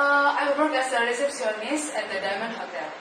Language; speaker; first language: English; non-native, learner; Indonesian